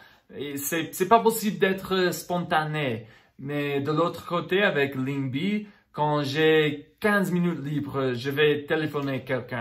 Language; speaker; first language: French; non-native, fluent; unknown